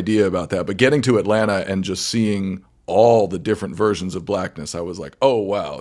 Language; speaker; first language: English; native; English